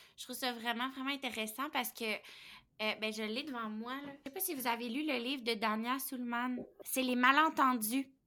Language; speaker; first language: French; native; French